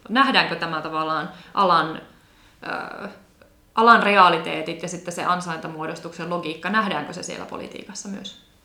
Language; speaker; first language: Finnish; native; Finnish